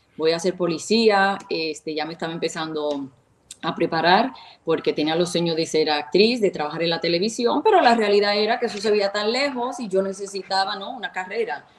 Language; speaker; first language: Spanish; native; Spanish